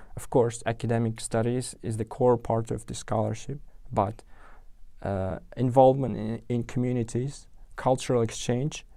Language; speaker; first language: English; non-native, fluent; Uzbek